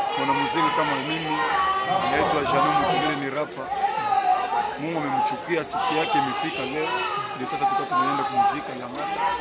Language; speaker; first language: Swahili; non-native, local second language; Lingala